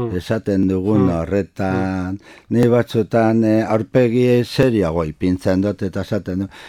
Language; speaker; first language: Basque; non-native, local second language; Spanish